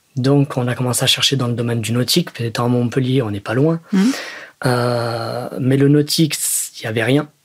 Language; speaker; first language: French; native; French